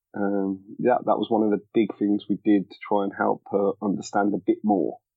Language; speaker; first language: English; native; English